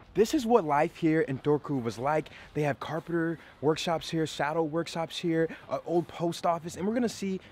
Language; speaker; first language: English; native; English